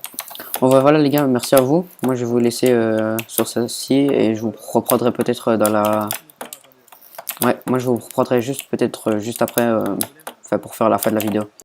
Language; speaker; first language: French; native; French